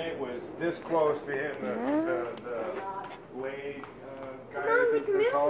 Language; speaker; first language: English; native; English